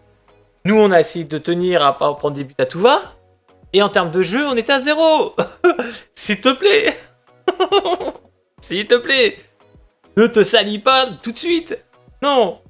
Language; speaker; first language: French; native; French